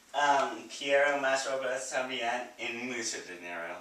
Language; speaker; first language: Spanish; non-native, learner; English